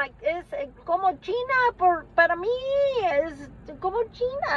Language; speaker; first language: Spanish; non-native, learner; English